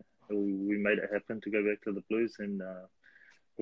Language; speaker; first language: English; native; English